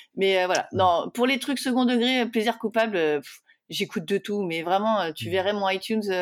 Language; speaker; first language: French; native; French